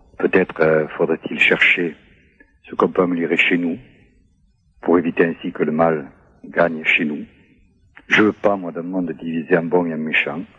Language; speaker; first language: French; native; French